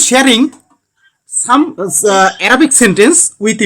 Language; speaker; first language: English; non-native, learner; Bangla